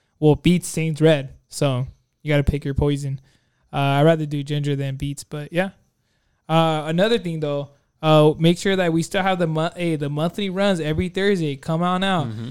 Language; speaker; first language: English; early bilingual, other home language; Spanish